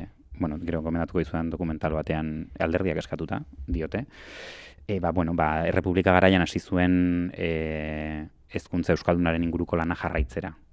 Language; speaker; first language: Basque; native; Basque